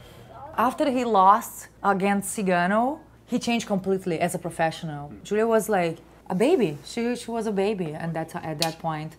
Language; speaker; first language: English; non-native, fluent; Portuguese